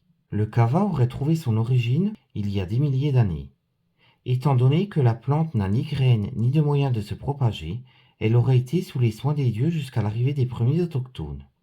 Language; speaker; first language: French; native; French